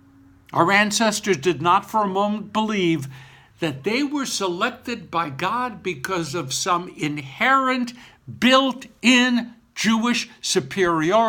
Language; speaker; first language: English; native; English